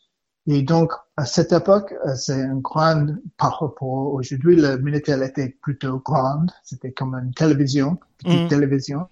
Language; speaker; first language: French; non-native, learner; English